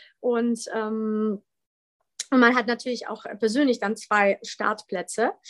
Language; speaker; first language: German; early bilingual, other home language; Polish